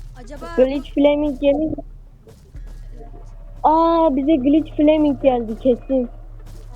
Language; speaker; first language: Turkish; native; Turkish